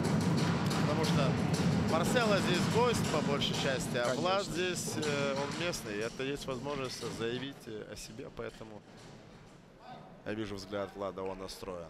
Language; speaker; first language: Russian; native; Russian